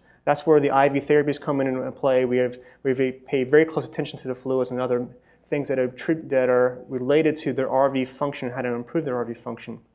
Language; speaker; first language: English; native; English